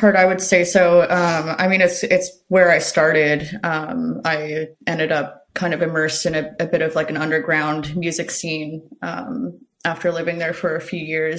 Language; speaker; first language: English; native; English